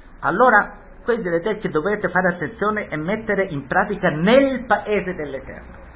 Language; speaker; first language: Italian; early bilingual, heritage; Hebrew